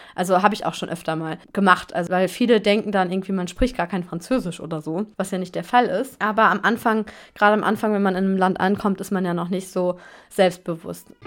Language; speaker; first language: German; native; German